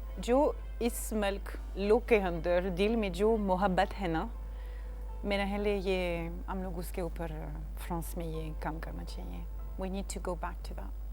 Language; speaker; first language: Urdu; non-native, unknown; French